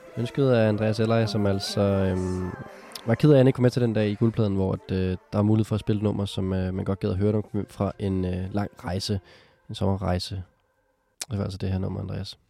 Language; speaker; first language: Danish; native; Danish